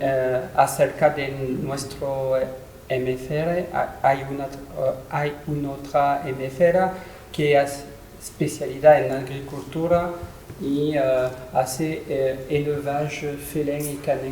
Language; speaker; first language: Spanish; non-native, learner; French